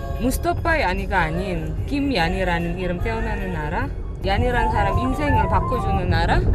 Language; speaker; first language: Korean; non-native, fluent; Indonesian